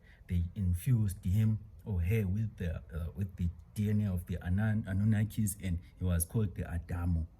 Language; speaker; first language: English; non-native, local second language; Xhosa